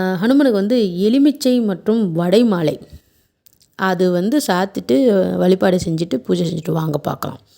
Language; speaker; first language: Tamil; non-native, local second language; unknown